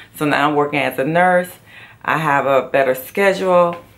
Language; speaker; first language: English; native; English